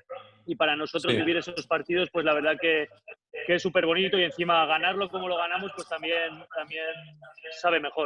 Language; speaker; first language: Spanish; native; Spanish